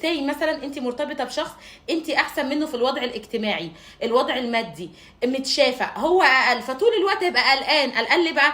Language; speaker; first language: Arabic; native; Arabic